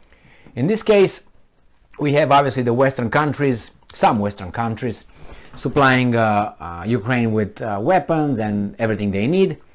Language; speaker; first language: English; non-native, fluent; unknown